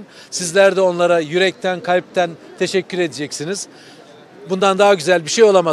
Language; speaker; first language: Turkish; native; Turkish